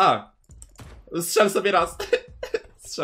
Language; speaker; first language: Polish; native; Polish